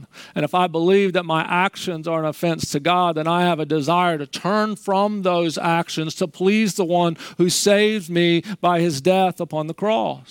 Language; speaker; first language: English; native; English